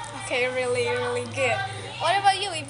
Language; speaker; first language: English; non-native, local second language; Indonesian